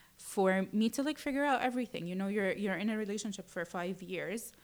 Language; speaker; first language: English; early bilingual, other home language; Arabic